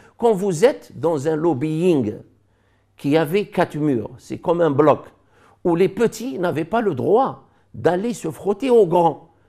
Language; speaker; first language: French; non-native, local second language; Arabic